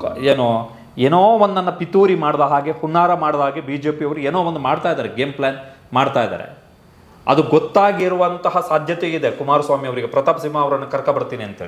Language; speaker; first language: Kannada; native; Kannada